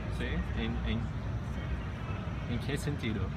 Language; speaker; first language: Spanish; non-native, fluent; English